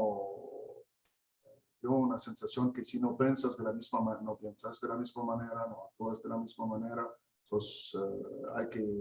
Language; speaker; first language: Spanish; non-native, fluent; Arabic